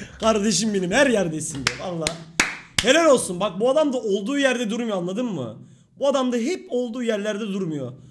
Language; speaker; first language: Turkish; native; Turkish